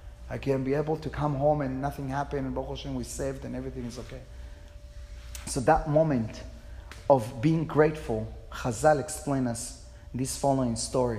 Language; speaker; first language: English; non-native, fluent; Hebrew